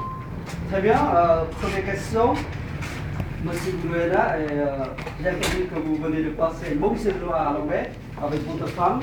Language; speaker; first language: French; non-native, learner; Vietnamese